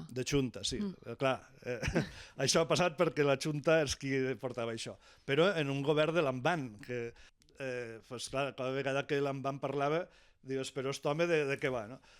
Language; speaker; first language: Catalan; native; Catalan